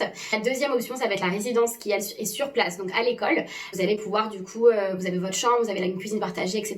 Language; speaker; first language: French; native; French